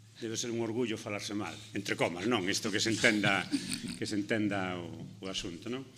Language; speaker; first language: Galician; non-native, local second language; Spanish